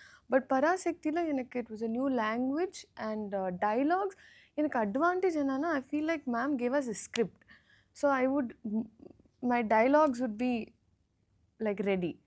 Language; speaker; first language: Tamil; non-native, learner; Telugu